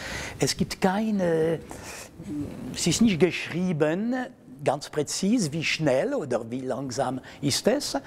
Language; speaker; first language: German; non-native, fluent; French